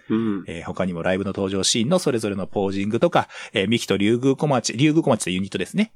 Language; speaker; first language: Japanese; native; Japanese